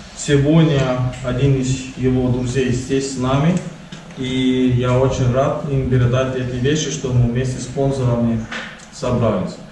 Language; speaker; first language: Russian; non-native, learner; Estonian